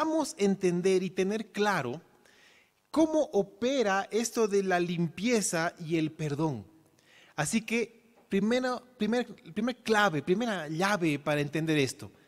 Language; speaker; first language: Spanish; native; Spanish